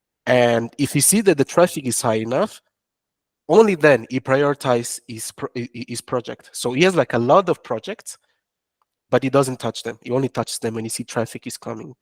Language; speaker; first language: English; non-native, fluent; French